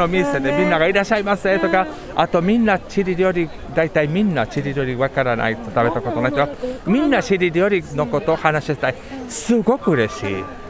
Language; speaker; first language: Japanese; non-native, learner; Spanish